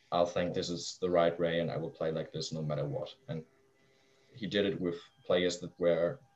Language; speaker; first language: English; non-native, fluent; German